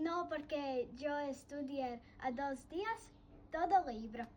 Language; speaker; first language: Spanish; non-native, learner; Latvian